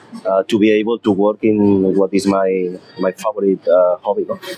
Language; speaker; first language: English; non-native, fluent; Spanish